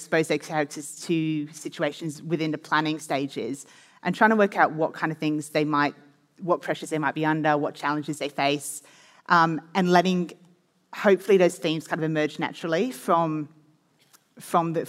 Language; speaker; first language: English; native; English